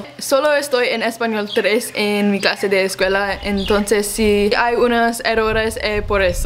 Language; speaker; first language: Spanish; non-native, learner; English